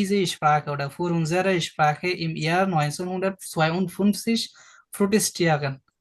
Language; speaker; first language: German; non-native, fluent; Bangla